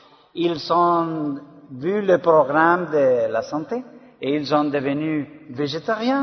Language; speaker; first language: French; non-native, learner; Spanish